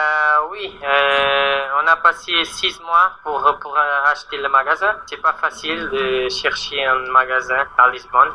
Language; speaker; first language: French; non-native, learner; Portuguese